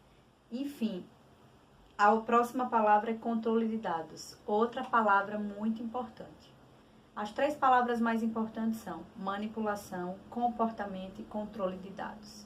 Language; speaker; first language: Portuguese; native; Portuguese